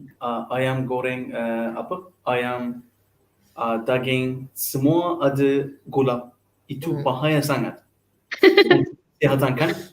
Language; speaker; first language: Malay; non-native, learner; Turkish